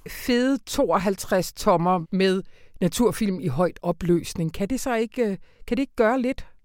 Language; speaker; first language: Danish; native; Danish